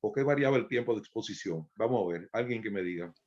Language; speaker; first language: Spanish; native; Spanish